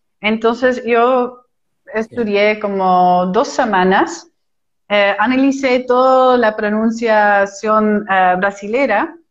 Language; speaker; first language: Spanish; non-native, fluent; Dutch